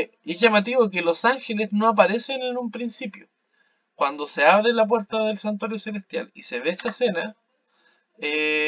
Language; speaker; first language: Spanish; native; Spanish